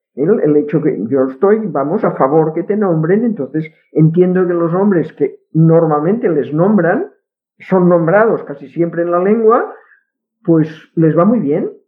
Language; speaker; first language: Spanish; non-native, local second language; Catalan